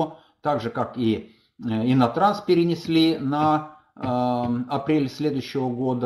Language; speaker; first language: Russian; native; Russian